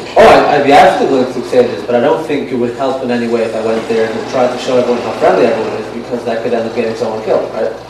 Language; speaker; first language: English; non-native, fluent; Yiddish